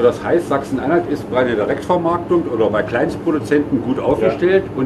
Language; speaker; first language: German; native; German